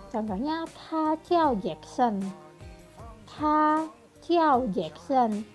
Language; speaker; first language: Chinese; non-native, fluent; Indonesian